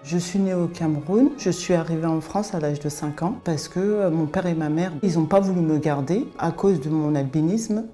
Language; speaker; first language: French; early bilingual, other home language; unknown